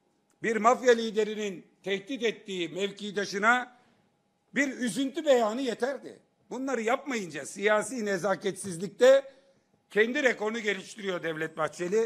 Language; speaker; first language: Turkish; native; Turkish